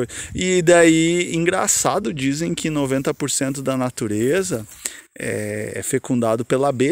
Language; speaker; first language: Portuguese; native; Portuguese